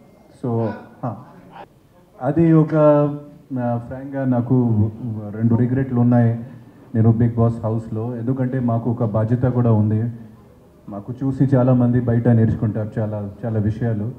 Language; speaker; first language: Telugu; non-native, fluent; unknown